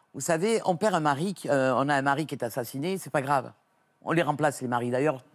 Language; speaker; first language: French; native; French